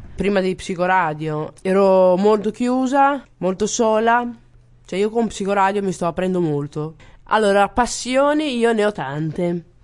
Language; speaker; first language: Italian; early bilingual, other home language; Portuguese